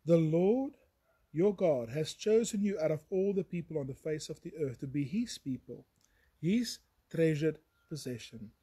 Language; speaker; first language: English; non-native, local second language; Afrikaans